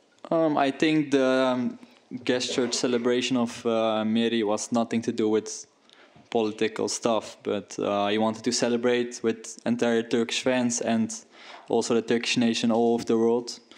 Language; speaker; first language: English; non-native, fluent; Dutch